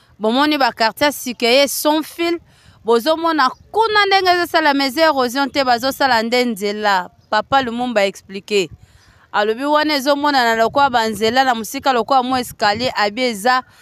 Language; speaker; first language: Lingala; native; Lingala